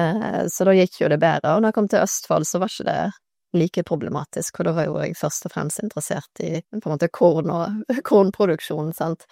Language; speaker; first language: Norwegian; native; Norwegian